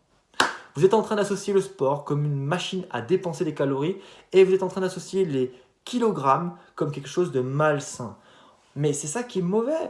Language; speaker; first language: French; native; French